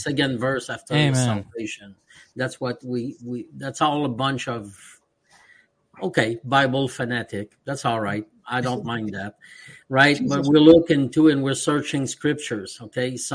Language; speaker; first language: English; native; English